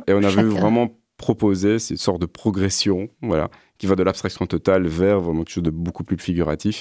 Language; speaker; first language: French; native; French